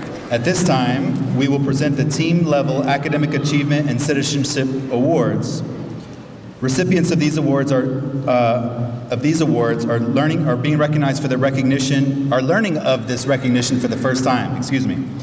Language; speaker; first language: English; native; English